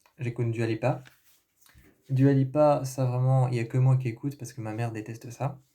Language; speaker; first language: French; early bilingual, other home language; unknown